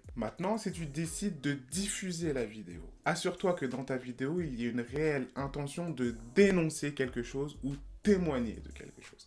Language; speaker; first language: French; native; French